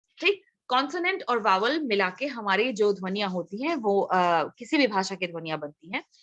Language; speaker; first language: Hindi; non-native, local second language; Assamese